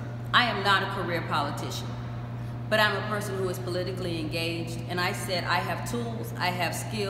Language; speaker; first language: English; native; English